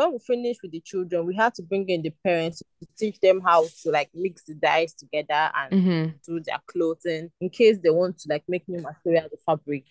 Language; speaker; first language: English; non-native, local second language; Igbo